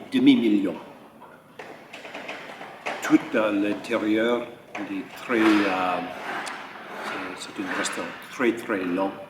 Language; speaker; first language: French; early bilingual, heritage; French